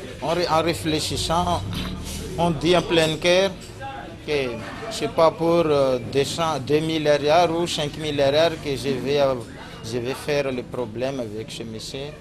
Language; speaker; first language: French; non-native, local second language; Malagasy